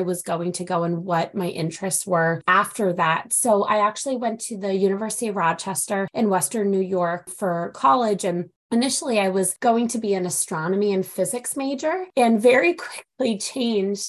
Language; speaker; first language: English; native; English